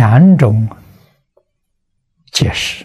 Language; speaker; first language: Chinese; native; Chinese